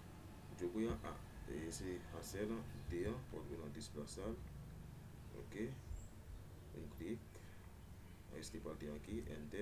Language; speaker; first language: Spanish; non-native, learner; Haitian Creole